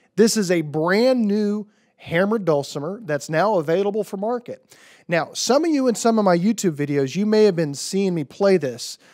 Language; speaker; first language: English; native; English